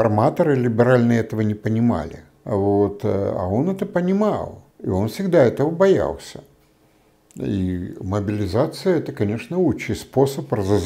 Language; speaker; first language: Polish; non-native, learner; Russian